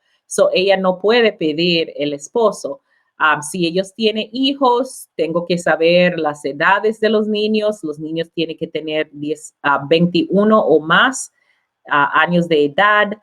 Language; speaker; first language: Spanish; non-native, learner; English